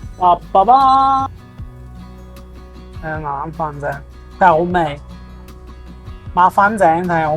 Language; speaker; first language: Cantonese; non-native, learner; Italian